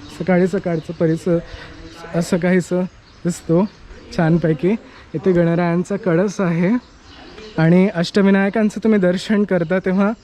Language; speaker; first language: Marathi; native; Marathi